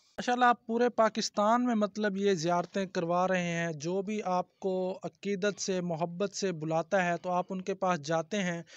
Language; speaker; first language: Urdu; native; Urdu